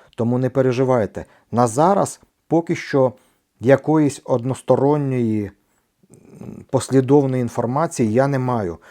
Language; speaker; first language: Ukrainian; non-native, local second language; Russian